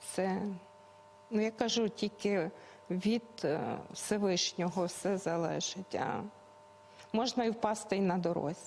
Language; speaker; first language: Ukrainian; native; Ukrainian